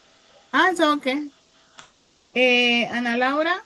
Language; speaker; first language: English; non-native, learner; Spanish